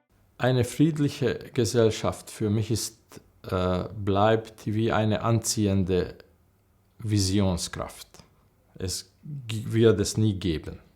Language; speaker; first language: German; non-native, learner; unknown